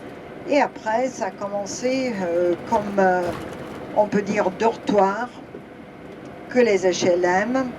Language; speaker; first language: French; non-native, fluent; Serbian